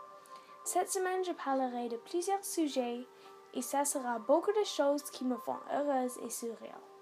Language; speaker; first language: French; non-native, local second language; English